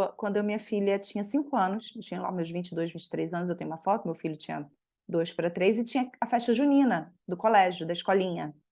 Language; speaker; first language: Portuguese; native; Portuguese